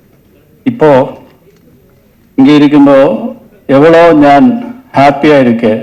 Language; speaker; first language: Tamil; non-native, learner; Malayalam